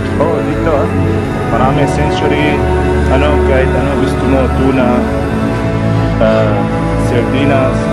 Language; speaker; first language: Filipino; non-native, learner; Arabic